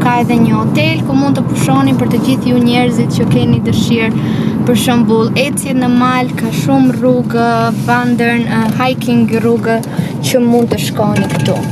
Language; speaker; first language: Albanian; early bilingual, heritage; Albanian